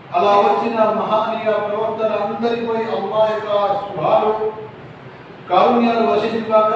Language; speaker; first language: Telugu; non-native, local second language; Urdu